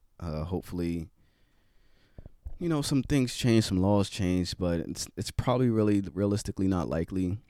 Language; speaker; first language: English; native; English